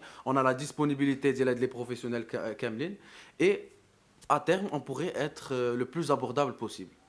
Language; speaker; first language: French; non-native, local second language; Arabic